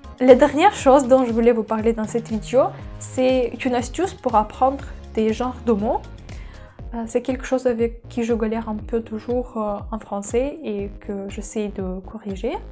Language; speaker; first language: French; non-native, fluent; Russian